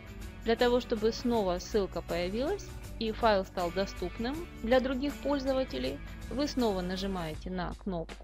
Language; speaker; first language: Russian; native; Russian